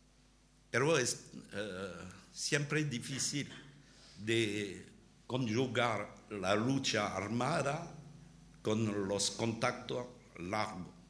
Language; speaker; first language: Spanish; non-native, learner; French